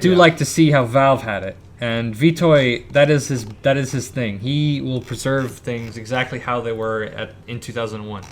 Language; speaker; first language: English; native; English